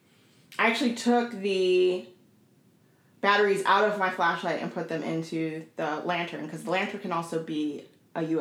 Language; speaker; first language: English; native; English